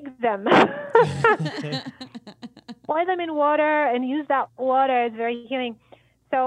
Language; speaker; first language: English; non-native, fluent; Polish